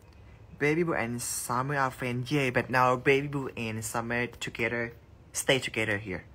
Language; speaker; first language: English; non-native, learner; Thai